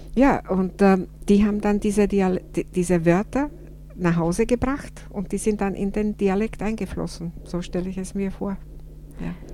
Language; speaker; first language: German; non-native, fluent; Slovak